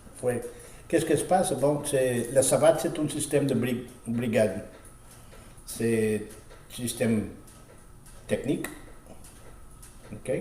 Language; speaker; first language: French; non-native, learner; Spanish